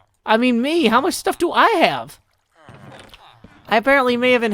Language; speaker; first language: English; native; English